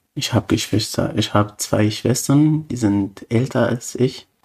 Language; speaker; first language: German; non-native, fluent; Arabic